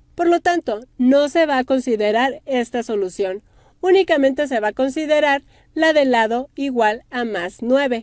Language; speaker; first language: Spanish; native; Spanish